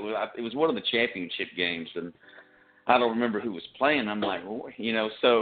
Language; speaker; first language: English; native; English